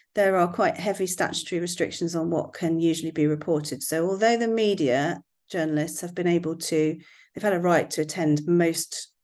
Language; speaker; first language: English; native; English